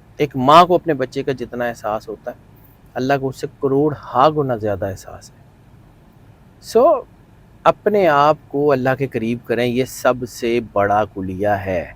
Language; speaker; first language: Urdu; non-native, local second language; Punjabi